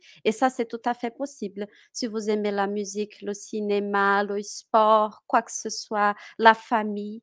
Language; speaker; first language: French; non-native, fluent; Portuguese